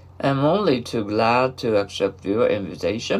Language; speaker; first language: English; non-native, learner; Japanese